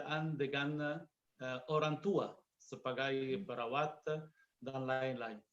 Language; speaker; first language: Indonesian; non-native, learner; Arabic